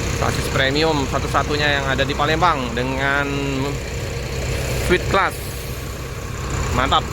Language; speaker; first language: Indonesian; native; Indonesian